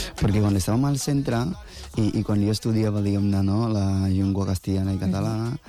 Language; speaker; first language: Catalan; non-native, fluent; Akan